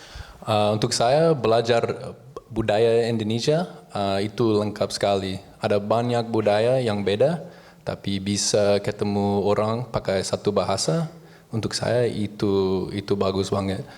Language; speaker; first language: Indonesian; non-native, learner; English